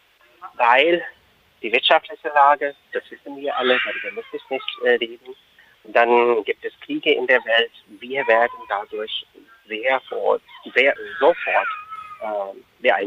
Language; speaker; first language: German; non-native, fluent; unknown